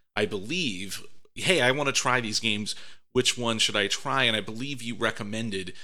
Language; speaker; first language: English; native; English